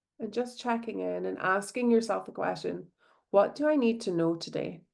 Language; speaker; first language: English; native; English